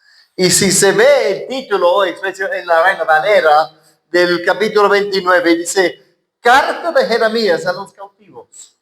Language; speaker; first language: Spanish; non-native, fluent; English